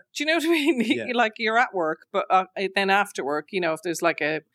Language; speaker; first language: English; native; English